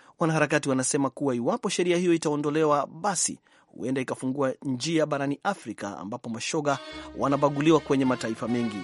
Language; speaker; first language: Swahili; non-native, local second language; Kikuyu